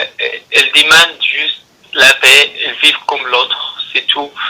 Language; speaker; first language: French; non-native, learner; Arabic